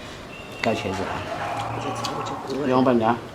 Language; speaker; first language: Chinese; native; Chinese